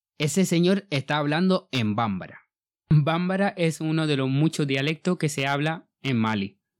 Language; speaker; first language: Spanish; non-native, fluent; Bambara